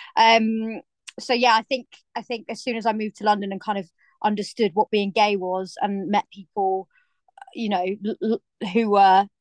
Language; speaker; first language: English; native; English